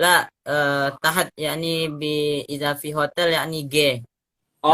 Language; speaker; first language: Arabic; non-native, learner; Indonesian